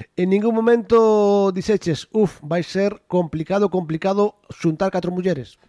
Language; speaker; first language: Galician; native; Galician